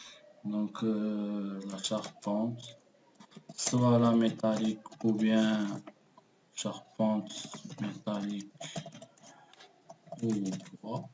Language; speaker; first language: French; non-native, local second language; Arabic